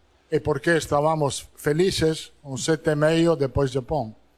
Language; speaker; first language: Portuguese; non-native, learner; Italian